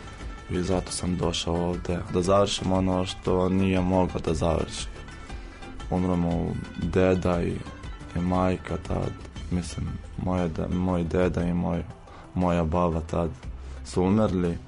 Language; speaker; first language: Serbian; non-native, fluent; Arabic